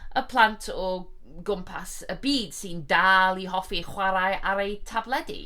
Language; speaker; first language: Welsh; non-native, fluent; English